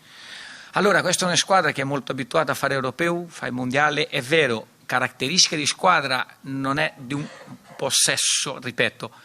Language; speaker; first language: Italian; non-native, fluent; Portuguese